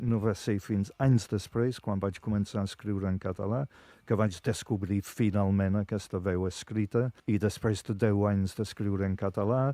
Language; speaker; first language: Catalan; non-native, fluent; English